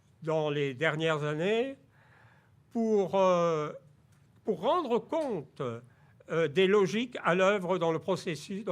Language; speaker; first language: French; native; French